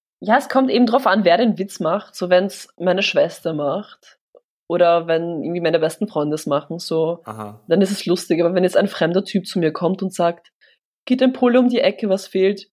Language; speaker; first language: German; early bilingual, other home language; Polish